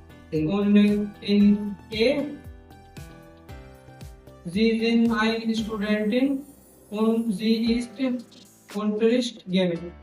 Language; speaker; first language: German; non-native, learner; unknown